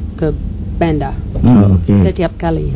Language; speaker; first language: Indonesian; non-native, learner; English